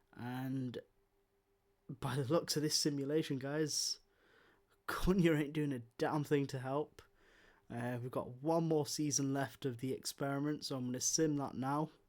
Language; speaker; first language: English; native; English